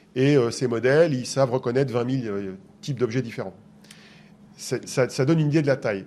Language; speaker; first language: French; native; French